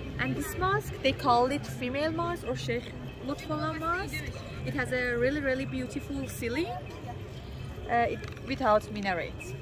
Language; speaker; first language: English; non-native, fluent; Persian